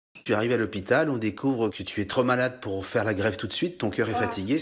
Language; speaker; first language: French; native; French